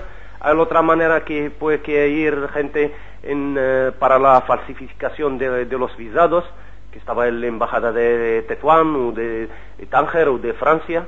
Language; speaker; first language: Spanish; non-native, learner; Arabic